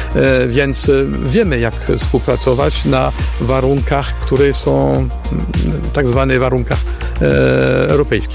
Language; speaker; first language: Polish; non-native, fluent; French